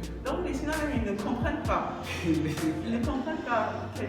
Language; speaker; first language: French; non-native, local second language; Kinyarwanda